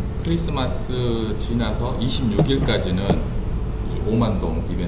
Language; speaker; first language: Korean; native; Korean